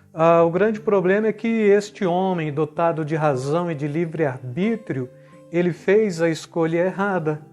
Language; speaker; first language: Portuguese; native; Portuguese